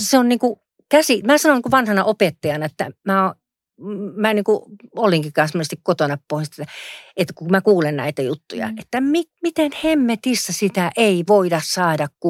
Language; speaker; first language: Finnish; native; Finnish